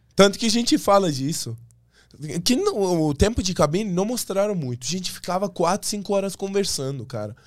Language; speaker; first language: Portuguese; non-native, fluent; Persian